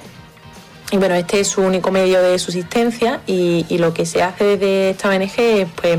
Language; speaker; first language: Spanish; native; Spanish